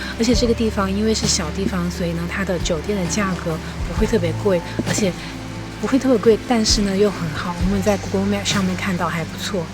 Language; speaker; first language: Chinese; native; Chinese